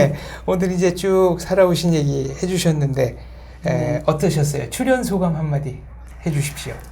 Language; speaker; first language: Korean; native; Korean